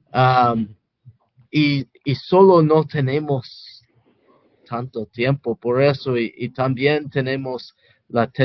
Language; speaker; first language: Spanish; non-native, fluent; English